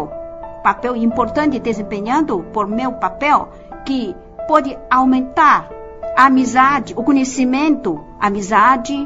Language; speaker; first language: Portuguese; non-native, fluent; Chinese